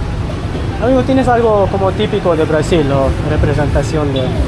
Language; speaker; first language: Spanish; non-native, learner; English